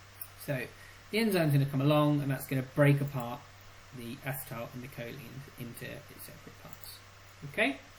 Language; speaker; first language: English; native; English